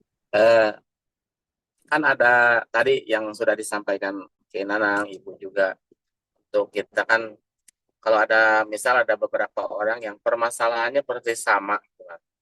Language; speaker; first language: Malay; non-native, local second language; Sundanese